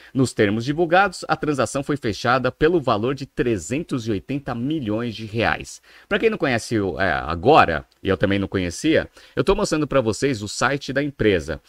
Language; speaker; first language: Portuguese; native; Portuguese